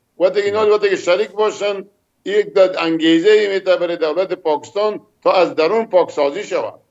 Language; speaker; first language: Persian; native; Persian